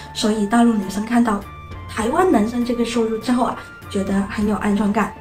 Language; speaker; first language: Chinese; native; Chinese